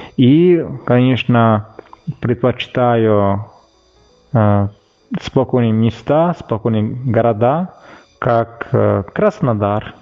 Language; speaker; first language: Russian; non-native, fluent; Italian